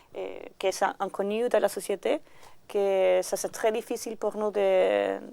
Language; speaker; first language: French; non-native, learner; Spanish